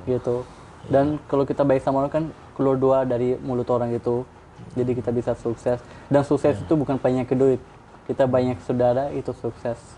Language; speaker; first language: Indonesian; non-native, fluent; Urdu